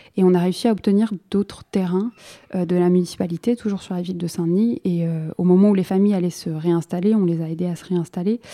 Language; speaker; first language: French; native; French